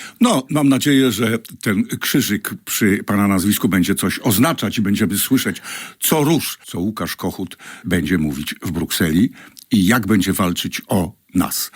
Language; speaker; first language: Polish; native; Polish